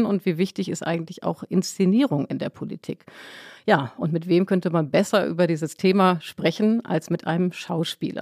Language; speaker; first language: German; native; German